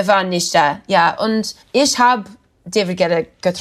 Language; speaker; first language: German; non-native, learner; English